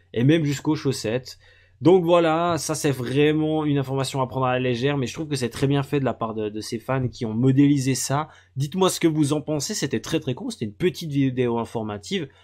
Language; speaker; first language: French; native; French